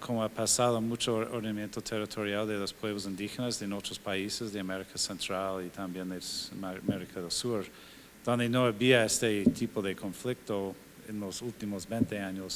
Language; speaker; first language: Spanish; non-native, fluent; English